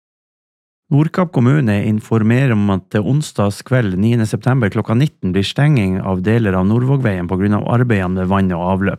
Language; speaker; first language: Norwegian; native; Norwegian